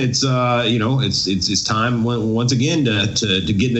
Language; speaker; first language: English; native; English